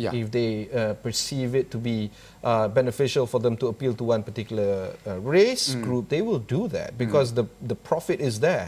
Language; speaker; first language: English; non-native, local second language; Malay